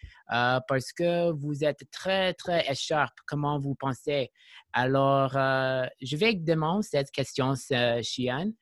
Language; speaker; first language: French; non-native, learner; English